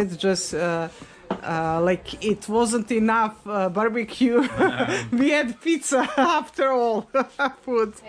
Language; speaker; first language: English; non-native, fluent; Serbian